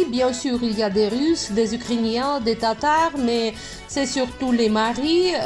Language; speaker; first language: French; non-native, fluent; Russian